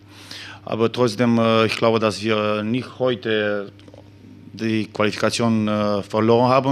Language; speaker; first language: German; non-native, learner; Romanian